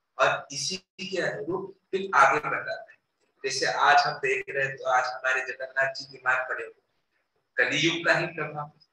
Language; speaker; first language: Hindi; non-native, local second language; Marathi